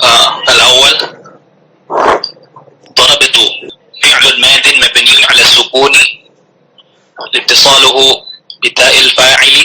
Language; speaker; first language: Arabic; non-native, learner; Indonesian